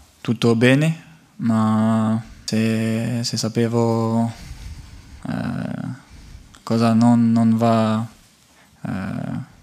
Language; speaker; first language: Italian; non-native, fluent; French